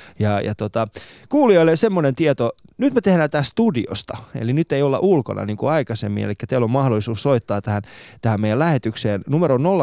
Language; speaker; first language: Finnish; early bilingual, other home language; Persian